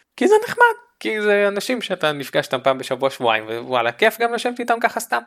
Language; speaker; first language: Hebrew; native; Hebrew